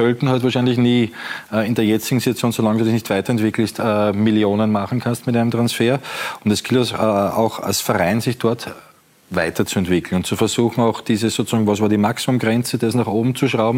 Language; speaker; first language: German; native; German